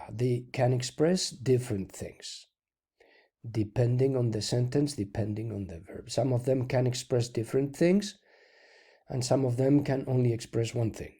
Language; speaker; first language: English; non-native, fluent; Spanish